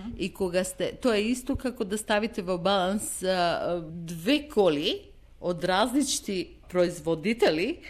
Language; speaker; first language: Macedonian; native; Macedonian